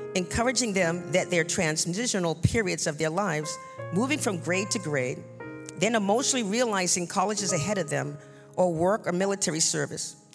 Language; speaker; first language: English; native; English